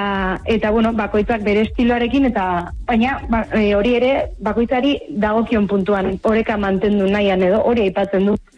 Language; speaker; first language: Basque; native; Basque